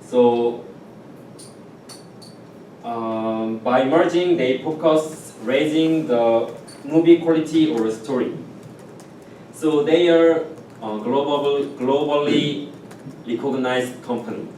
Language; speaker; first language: English; non-native, learner; Korean